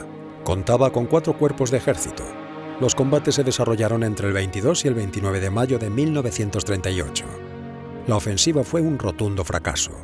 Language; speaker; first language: Spanish; native; Spanish